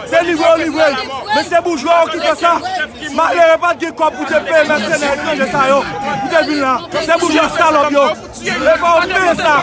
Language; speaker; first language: Haitian Creole; native; Haitian Creole